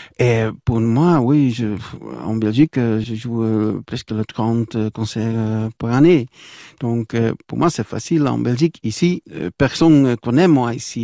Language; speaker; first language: French; non-native, local second language; Dutch